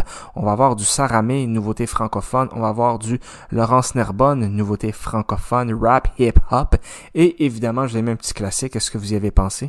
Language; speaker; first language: French; native; French